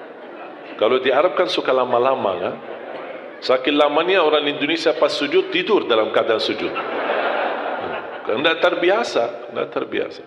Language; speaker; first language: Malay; non-native, fluent; Arabic